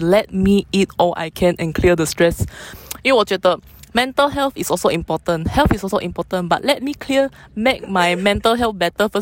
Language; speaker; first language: English; non-native, local second language; Chinese